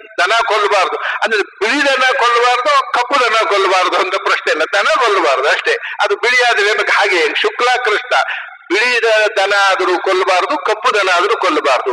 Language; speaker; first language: Kannada; native; Kannada